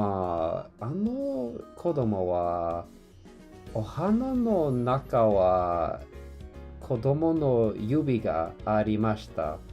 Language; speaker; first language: Japanese; non-native, learner; English